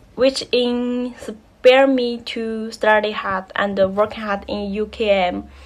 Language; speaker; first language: English; non-native, learner; Chinese